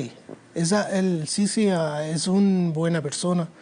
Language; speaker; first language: Spanish; non-native, learner; Arabic